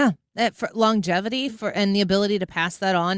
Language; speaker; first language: English; native; English